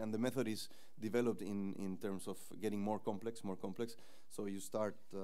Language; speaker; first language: English; non-native, fluent; Spanish